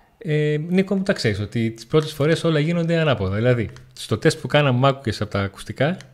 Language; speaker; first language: Greek; native; Greek